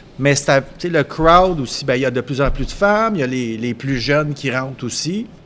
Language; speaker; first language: French; native; French